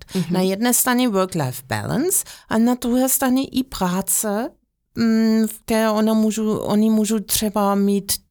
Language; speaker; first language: Czech; non-native, fluent; German